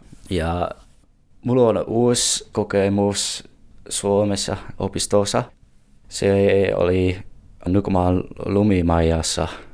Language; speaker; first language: Finnish; non-native, learner; English